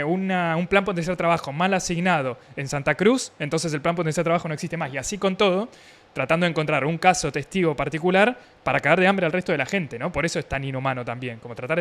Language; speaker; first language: Spanish; native; Spanish